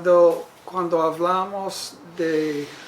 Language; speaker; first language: Spanish; non-native, fluent; English